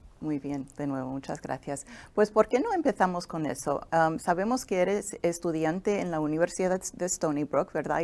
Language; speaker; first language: Spanish; non-native, fluent; English